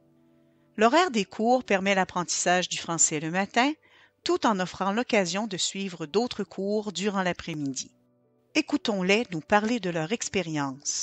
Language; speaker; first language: French; native; French